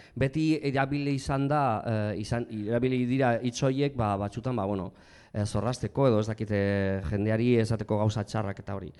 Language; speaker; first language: Basque; non-native, local second language; Spanish